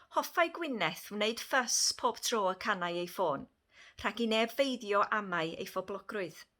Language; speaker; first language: Welsh; native; Welsh